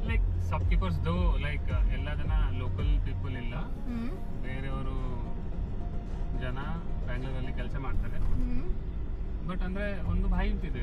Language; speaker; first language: Kannada; non-native, learner; Odia